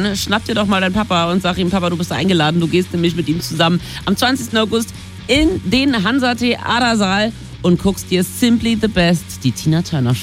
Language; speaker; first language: German; native; German